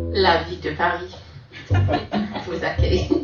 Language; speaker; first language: French; non-native, fluent; Arabic